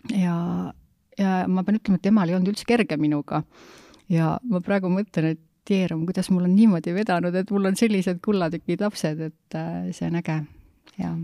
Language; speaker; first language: Estonian; native; Estonian